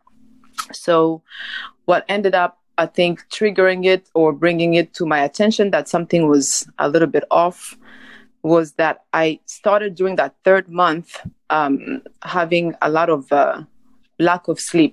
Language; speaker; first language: English; non-native, local second language; Kinyarwanda